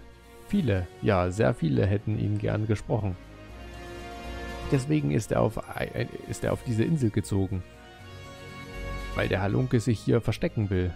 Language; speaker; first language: German; native; German